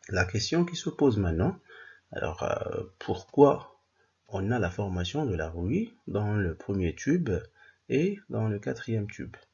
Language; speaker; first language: French; non-native, local second language; Arabic